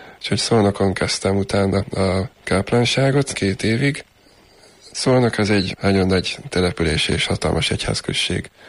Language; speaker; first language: Hungarian; native; Hungarian